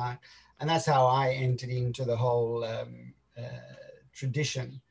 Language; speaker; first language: English; native; English